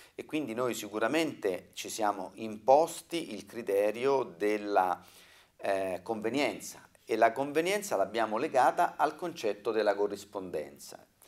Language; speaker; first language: Italian; native; Italian